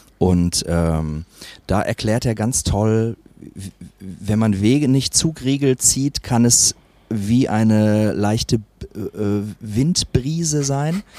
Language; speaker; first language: German; native; German